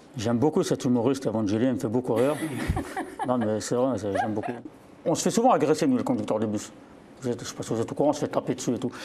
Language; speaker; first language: French; early bilingual, other home language; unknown